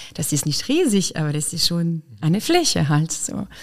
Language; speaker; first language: German; non-native, fluent; French